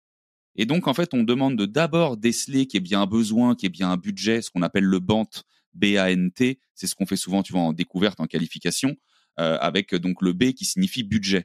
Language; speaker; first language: French; native; French